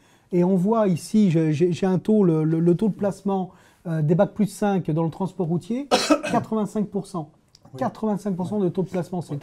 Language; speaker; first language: French; native; French